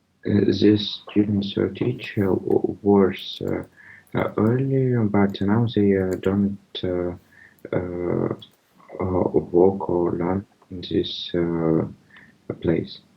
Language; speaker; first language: English; non-native, learner; Russian